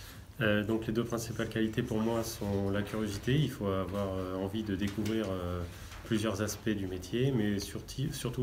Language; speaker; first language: French; native; French